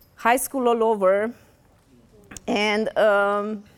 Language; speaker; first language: English; non-native, fluent; Romanian